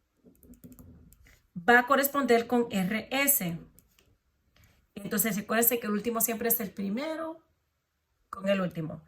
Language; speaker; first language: Spanish; early bilingual, heritage; Spanish